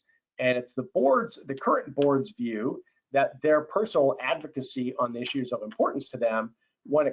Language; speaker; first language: English; native; English